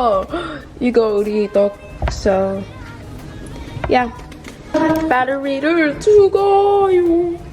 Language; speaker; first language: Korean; non-native, learner; English